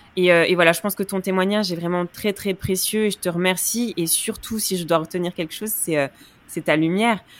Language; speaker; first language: French; native; French